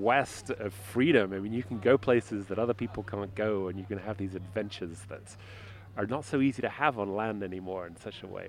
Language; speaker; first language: English; native; English